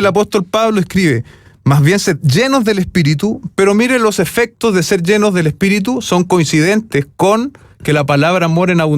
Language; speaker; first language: Spanish; native; Spanish